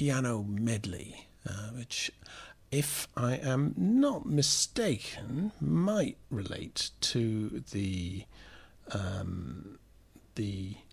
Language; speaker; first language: English; native; English